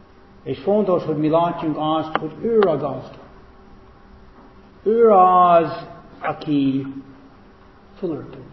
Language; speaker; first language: Hungarian; non-native, fluent; English